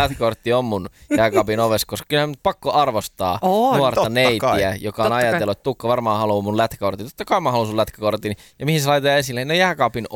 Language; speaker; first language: Finnish; native; Finnish